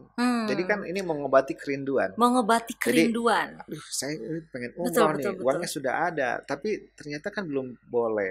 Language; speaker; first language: Indonesian; native; Indonesian